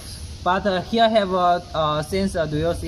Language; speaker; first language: English; non-native, learner; Chinese